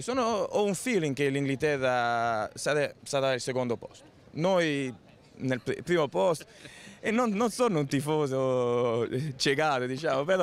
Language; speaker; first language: Italian; early bilingual, heritage; Italian